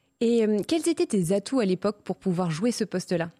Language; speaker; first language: French; native; French